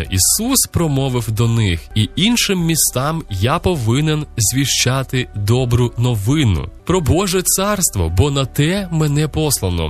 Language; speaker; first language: Ukrainian; native; Ukrainian